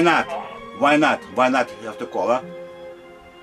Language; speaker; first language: English; non-native, learner; Russian